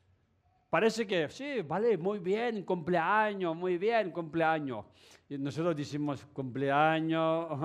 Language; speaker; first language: Spanish; non-native, learner; Tibetan